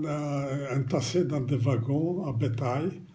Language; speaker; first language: French; non-native, fluent; Romanian